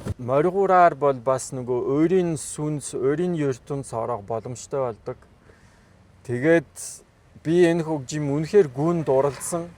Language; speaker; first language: Mongolian; non-native, fluent; French